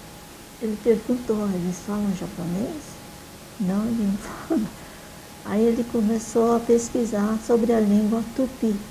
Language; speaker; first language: Portuguese; early bilingual, other home language; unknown